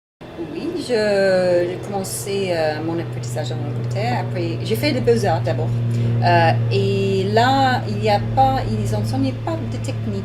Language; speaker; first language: French; non-native, learner; English